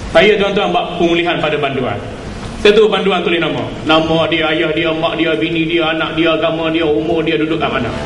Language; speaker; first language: Malay; native; Malay